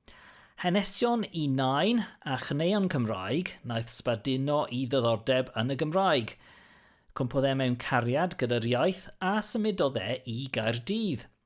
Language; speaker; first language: Welsh; non-native, local second language; English